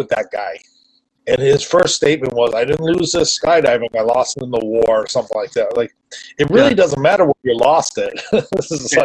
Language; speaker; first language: English; native; English